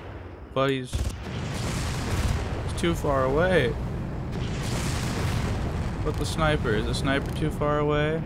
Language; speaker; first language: English; native; English